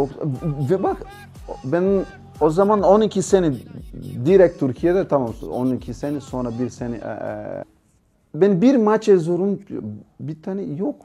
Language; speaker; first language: Turkish; non-native, learner; Portuguese